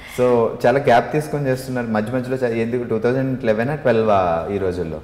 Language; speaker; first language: Telugu; native; Telugu